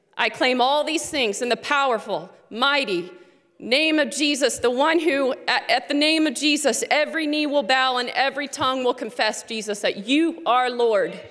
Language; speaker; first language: English; native; English